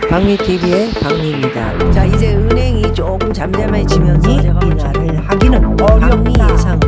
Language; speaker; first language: Korean; native; Korean